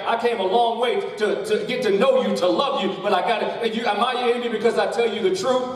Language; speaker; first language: English; native; English